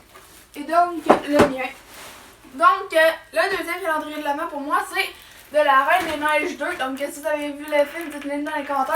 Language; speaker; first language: French; native; French